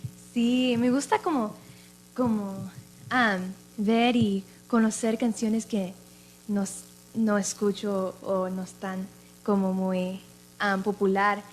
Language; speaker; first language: Spanish; early bilingual, other home language; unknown